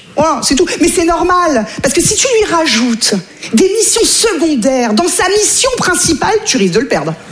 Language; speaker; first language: French; native; French